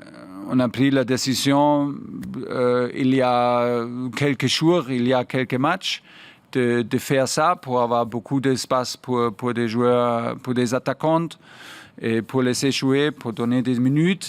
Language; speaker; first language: French; non-native, fluent; German